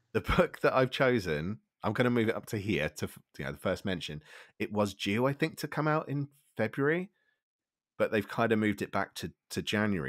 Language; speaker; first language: English; native; English